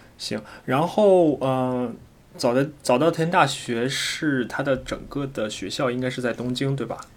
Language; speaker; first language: Chinese; native; Chinese